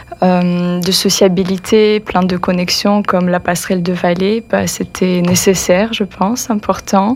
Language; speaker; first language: French; non-native, fluent; Russian